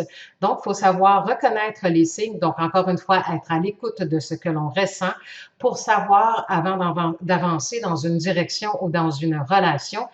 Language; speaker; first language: French; native; French